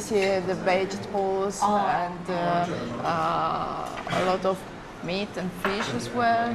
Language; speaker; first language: English; non-native, fluent; Italian